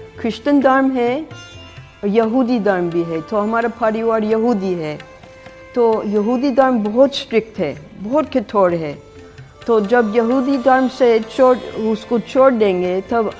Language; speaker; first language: Hindi; non-native, fluent; English